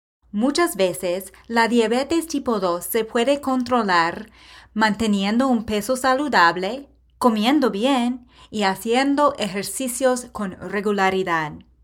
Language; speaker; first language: Spanish; non-native, fluent; English